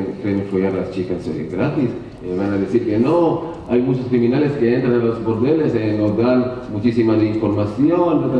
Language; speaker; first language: Spanish; non-native, learner; Hebrew